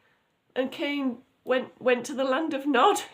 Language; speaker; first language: English; native; English